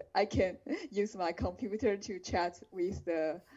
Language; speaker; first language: English; non-native, fluent; Chinese